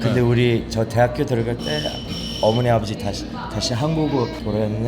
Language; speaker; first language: Korean; early bilingual, heritage; Korean